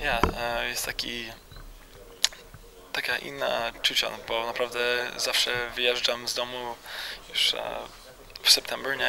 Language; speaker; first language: Polish; early bilingual, heritage; Polish